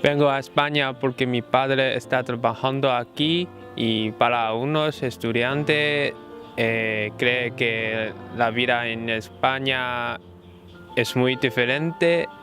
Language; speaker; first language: Spanish; non-native, fluent; Chinese